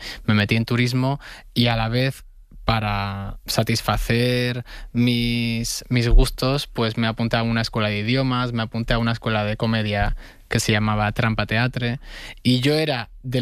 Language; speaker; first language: Spanish; native; Spanish